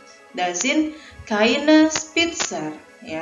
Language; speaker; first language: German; non-native, fluent; Indonesian